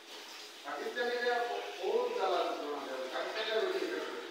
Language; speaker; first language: Hindi; non-native, learner; Bangla